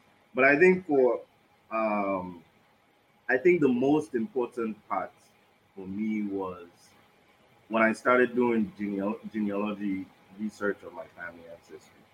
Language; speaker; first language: English; non-native, local second language; Krio